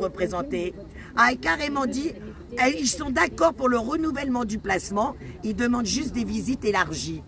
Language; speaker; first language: French; native; French